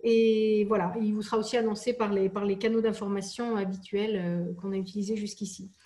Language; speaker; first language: French; native; French